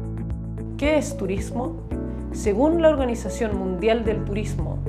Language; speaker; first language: Spanish; native; Spanish